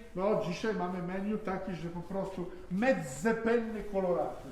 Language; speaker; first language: Polish; non-native, learner; Italian